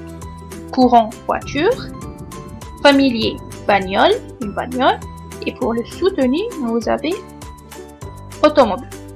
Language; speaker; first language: French; non-native, local second language; Arabic